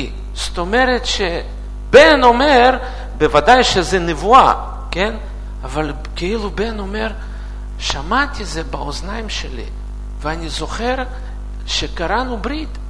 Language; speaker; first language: Hebrew; non-native, fluent; Russian